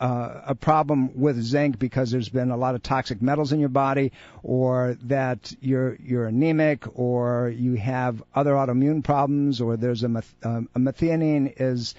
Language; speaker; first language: English; native; English